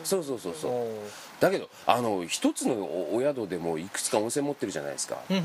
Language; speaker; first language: Japanese; native; Japanese